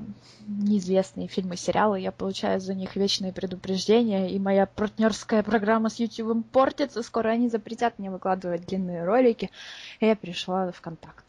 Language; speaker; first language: Russian; native; Russian